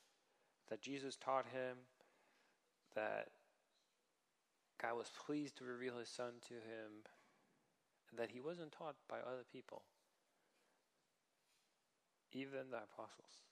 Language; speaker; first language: English; non-native, fluent; Danish